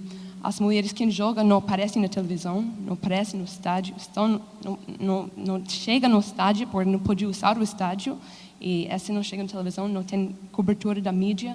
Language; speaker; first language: Portuguese; non-native, fluent; English